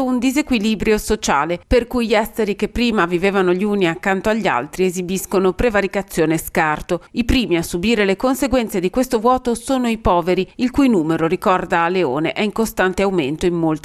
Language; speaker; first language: Italian; native; Italian